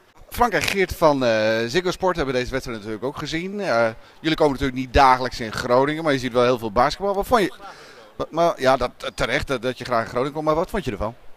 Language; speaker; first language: Dutch; native; Dutch